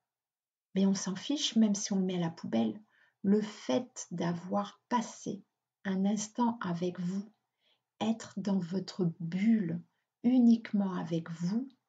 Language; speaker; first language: French; native; French